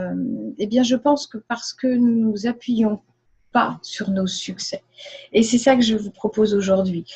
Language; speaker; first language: French; native; French